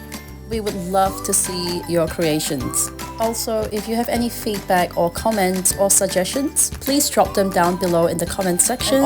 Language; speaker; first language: English; native; English